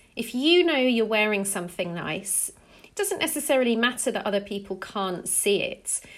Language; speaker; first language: English; native; English